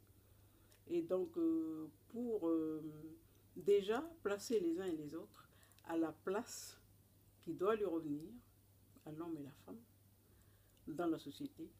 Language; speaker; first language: French; non-native, local second language; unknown